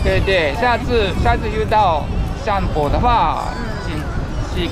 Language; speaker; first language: Chinese; non-native, learner; Japanese